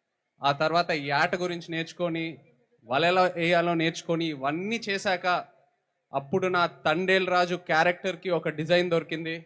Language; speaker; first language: Telugu; native; Telugu